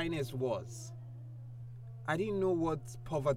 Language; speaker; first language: English; non-native, local second language; Yoruba